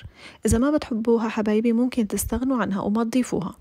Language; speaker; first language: Arabic; native; Arabic